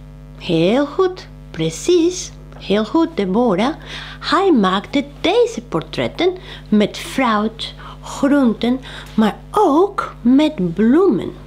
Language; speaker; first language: Dutch; non-native, fluent; Spanish